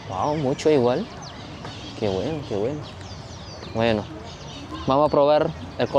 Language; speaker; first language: Spanish; non-native, fluent; Indonesian